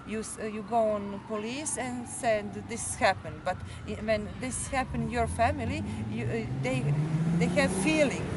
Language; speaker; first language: English; non-native, learner; Serbian